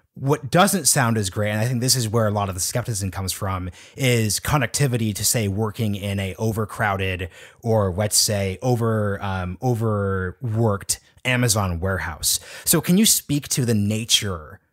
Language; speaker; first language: English; native; English